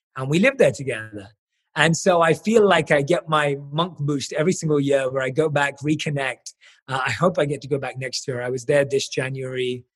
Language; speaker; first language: English; native; English